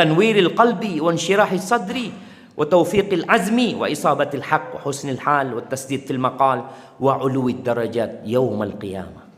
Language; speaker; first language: Arabic; non-native, fluent; Indonesian